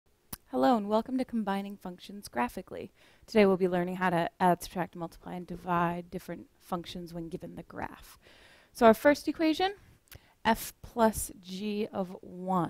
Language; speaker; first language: English; native; English